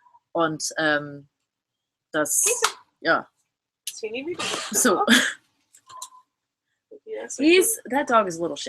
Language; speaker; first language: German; non-native, fluent; English